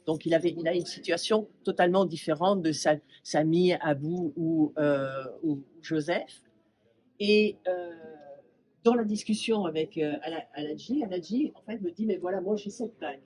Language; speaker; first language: French; native; French